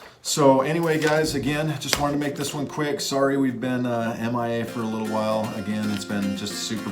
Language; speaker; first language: English; native; English